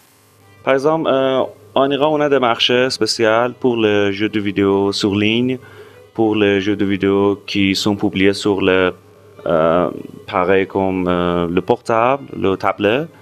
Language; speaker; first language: French; non-native, fluent; Persian